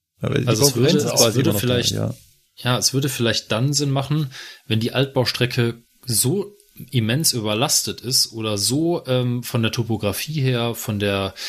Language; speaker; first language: German; native; German